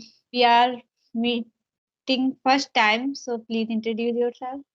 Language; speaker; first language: English; non-native, learner; Hindi